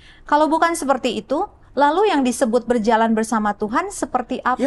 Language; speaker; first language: Indonesian; native; Indonesian